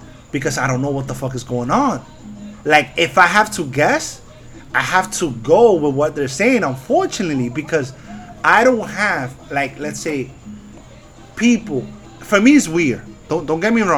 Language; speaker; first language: English; early bilingual, other home language; Spanish